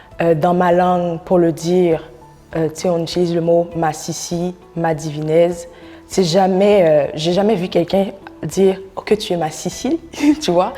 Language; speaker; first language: French; non-native, local second language; Haitian Creole